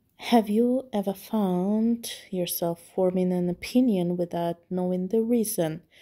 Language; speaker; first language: English; non-native, fluent; Azerbaijani